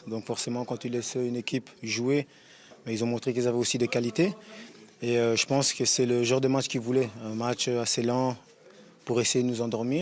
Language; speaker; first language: French; native; French